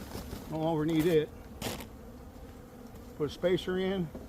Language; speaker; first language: English; native; English